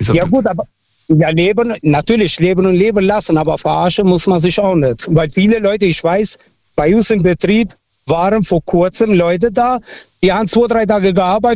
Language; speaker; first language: German; non-native, fluent; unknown